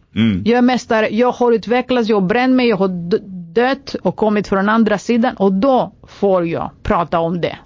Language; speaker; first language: Swedish; non-native, fluent; Greek